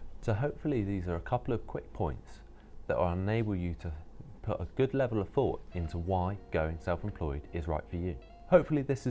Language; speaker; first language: English; native; English